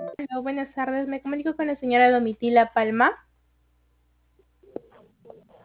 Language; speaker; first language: Spanish; native; Spanish